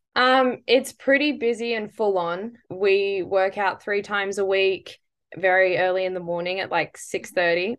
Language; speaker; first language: English; native; English